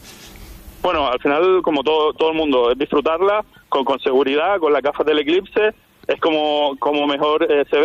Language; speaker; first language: Spanish; non-native, local second language; Catalan